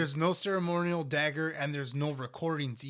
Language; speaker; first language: English; native; English